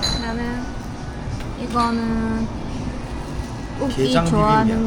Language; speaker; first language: Korean; non-native, learner; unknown